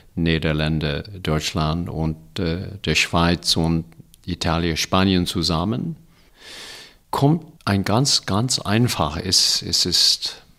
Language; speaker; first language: German; non-native, fluent; English